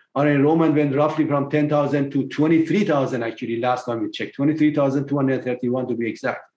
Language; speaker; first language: English; non-native, fluent; Persian